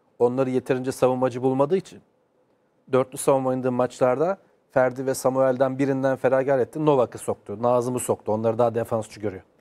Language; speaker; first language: Turkish; native; Turkish